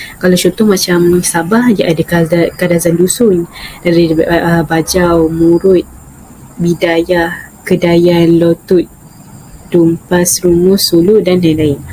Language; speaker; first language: Malay; native; Malay